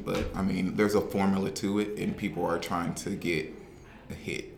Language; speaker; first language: English; native; English